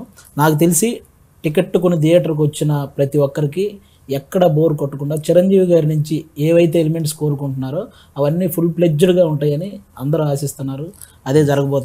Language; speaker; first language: Telugu; native; Telugu